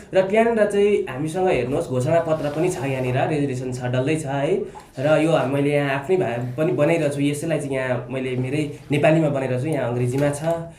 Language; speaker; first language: Nepali; native; Nepali